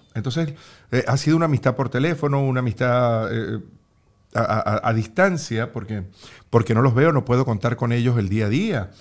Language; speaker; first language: Spanish; native; Spanish